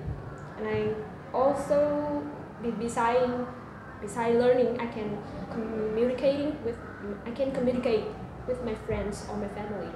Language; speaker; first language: English; non-native, learner; Vietnamese